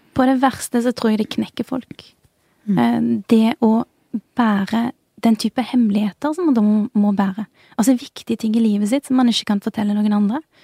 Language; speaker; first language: Norwegian; early bilingual, other home language; Urdu